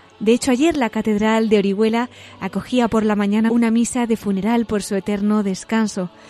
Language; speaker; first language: Spanish; native; Spanish